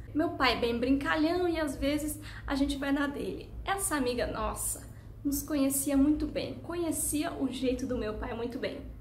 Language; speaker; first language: Portuguese; early bilingual, heritage; Portuguese